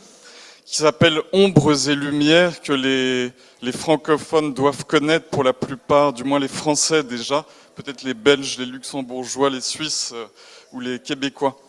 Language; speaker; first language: French; native; French